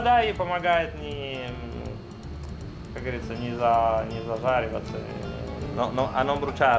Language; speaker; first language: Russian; non-native, learner; Italian